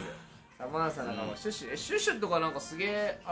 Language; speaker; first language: Japanese; native; Japanese